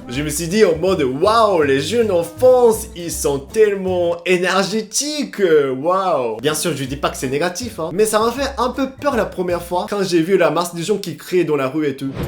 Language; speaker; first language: French; non-native, fluent; Japanese